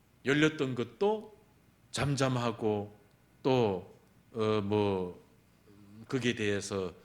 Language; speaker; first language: Korean; early bilingual, heritage; Korean